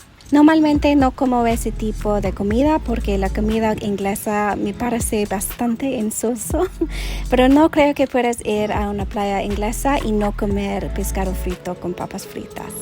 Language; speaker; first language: Spanish; non-native, learner; English